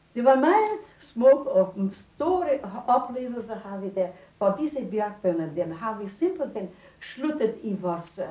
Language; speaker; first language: Danish; non-native, fluent; Romanian